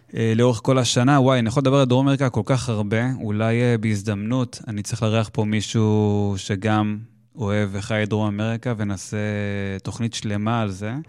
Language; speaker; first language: Hebrew; native; Hebrew